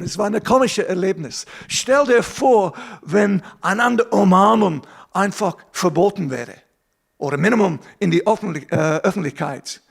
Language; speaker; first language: German; non-native, fluent; English